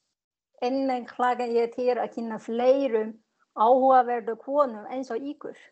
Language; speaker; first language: Icelandic; non-native, learner; Chinese